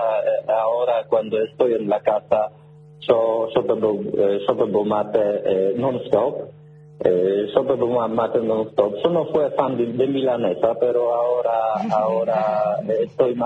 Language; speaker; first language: Spanish; non-native, learner; Polish